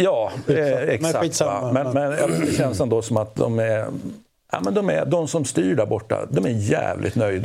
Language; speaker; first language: Swedish; native; Swedish